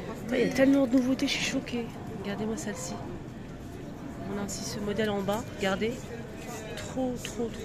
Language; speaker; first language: French; native; French